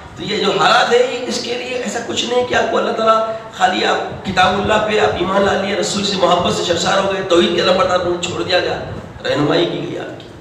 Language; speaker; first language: Urdu; native; Urdu